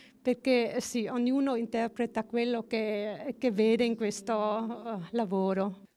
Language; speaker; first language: Italian; non-native, learner; German